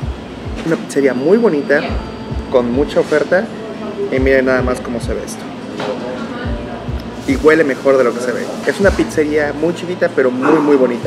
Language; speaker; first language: Spanish; native; Spanish